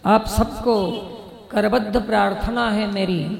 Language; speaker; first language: Hindi; non-native, local second language; Marathi